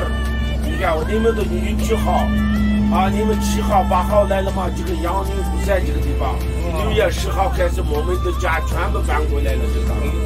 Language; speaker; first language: Chinese; non-native, local second language; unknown